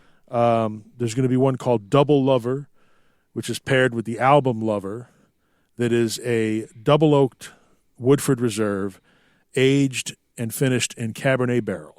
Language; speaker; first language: English; native; English